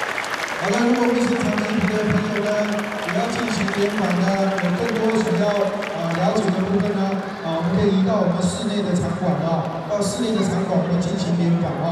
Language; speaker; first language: Chinese; native; Chinese